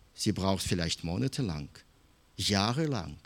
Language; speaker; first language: German; non-native, fluent; Russian